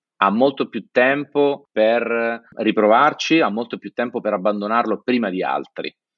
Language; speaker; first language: Italian; native; Italian